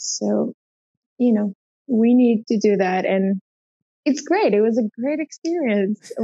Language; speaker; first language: English; non-native, fluent; Russian